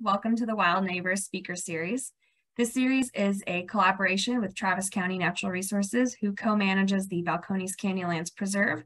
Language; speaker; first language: English; native; English